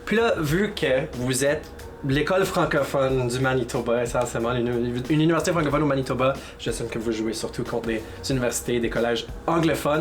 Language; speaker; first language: French; native; French